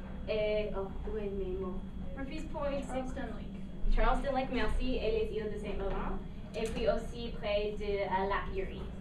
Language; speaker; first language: French; non-native, local second language; English